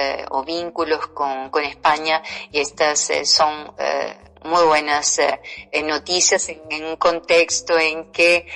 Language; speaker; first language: Spanish; non-native, fluent; Portuguese